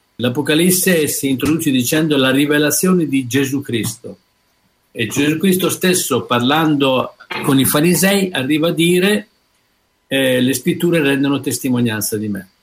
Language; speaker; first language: Italian; native; Italian